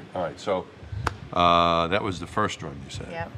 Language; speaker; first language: English; native; English